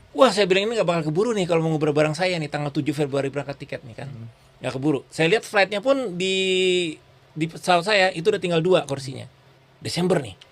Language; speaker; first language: Indonesian; native; Indonesian